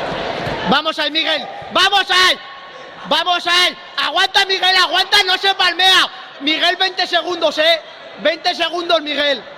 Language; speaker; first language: Spanish; native; Spanish